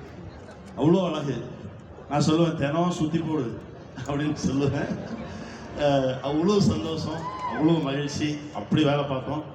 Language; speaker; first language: Tamil; native; Tamil